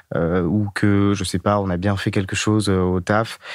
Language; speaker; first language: French; native; French